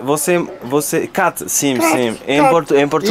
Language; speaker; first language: Portuguese; non-native, learner; French